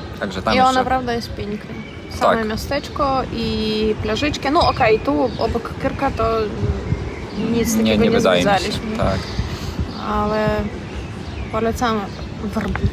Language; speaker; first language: Polish; non-native, learner; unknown